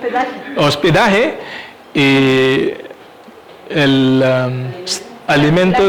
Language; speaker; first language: Spanish; non-native, fluent; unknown